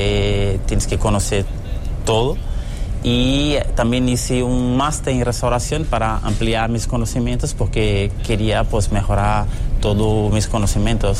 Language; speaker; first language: Spanish; early bilingual, heritage; Portuguese